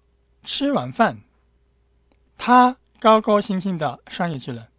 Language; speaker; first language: Chinese; non-native, fluent; Korean